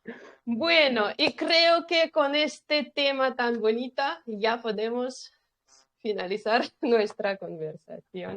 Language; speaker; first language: Spanish; non-native, fluent; Russian